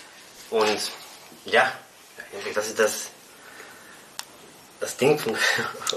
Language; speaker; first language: German; non-native, fluent; Spanish